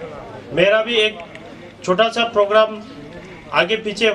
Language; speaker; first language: Hindi; non-native, local second language; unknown